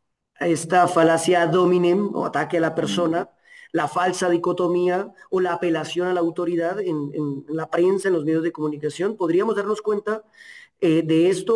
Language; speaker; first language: Spanish; native; Spanish